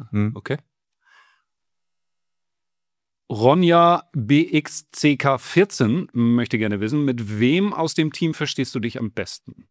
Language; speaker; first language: German; native; German